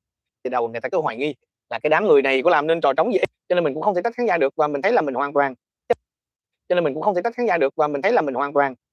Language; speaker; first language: Vietnamese; native; Vietnamese